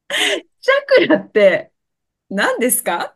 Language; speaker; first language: Japanese; native; Japanese